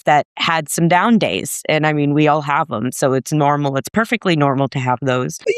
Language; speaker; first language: English; native; English